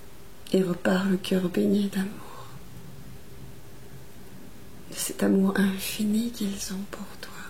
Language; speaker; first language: French; native; French